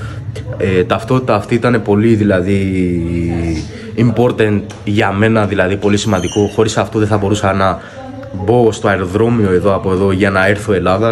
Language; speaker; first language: Greek; early bilingual, other home language; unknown